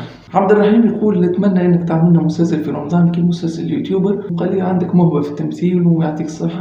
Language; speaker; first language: Arabic; native; Arabic